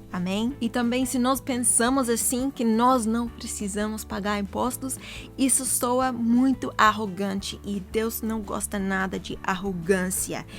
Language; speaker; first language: Portuguese; non-native, fluent; English